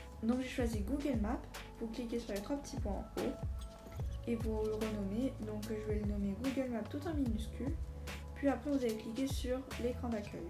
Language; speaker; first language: French; native; French